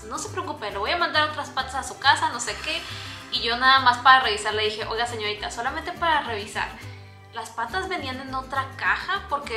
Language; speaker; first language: Spanish; native; Spanish